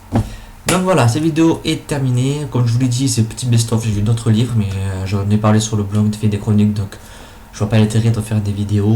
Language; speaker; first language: French; native; French